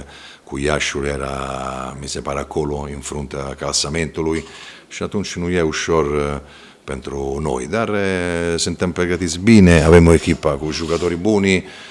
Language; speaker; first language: Romanian; non-native, fluent; Italian